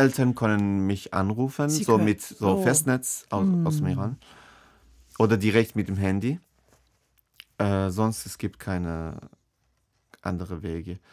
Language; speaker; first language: German; non-native, learner; Persian